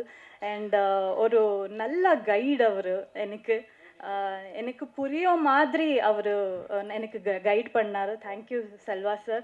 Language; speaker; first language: Tamil; non-native, learner; Kannada